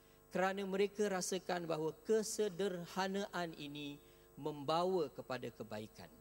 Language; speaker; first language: Malay; native; Malay